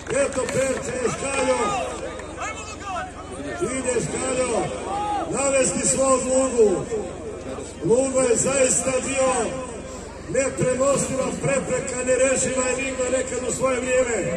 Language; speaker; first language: Bosnian; native; Bosnian